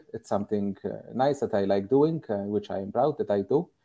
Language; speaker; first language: English; non-native, fluent; Maltese